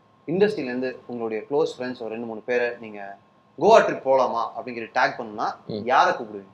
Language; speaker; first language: Tamil; native; Tamil